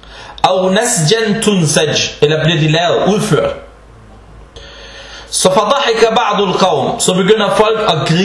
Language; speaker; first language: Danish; early bilingual, other home language; Arabic